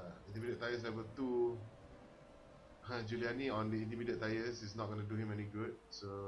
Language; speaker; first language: English; non-native, local second language; Malay